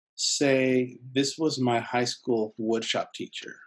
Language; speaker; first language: English; early bilingual, other home language; Spanish